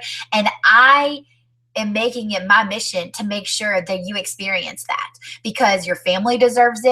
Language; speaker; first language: English; native; English